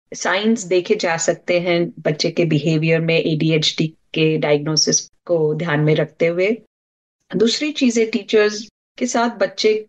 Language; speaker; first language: Hindi; non-native, local second language; Marathi